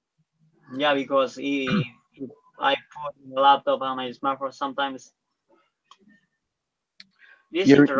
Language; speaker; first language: English; non-native, learner; Spanish